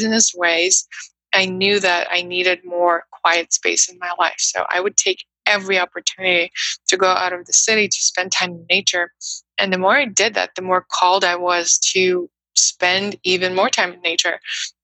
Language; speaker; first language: English; non-native, fluent; Russian